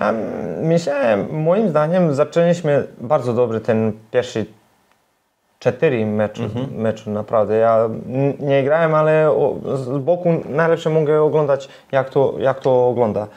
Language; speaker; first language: Polish; non-native, learner; Serbian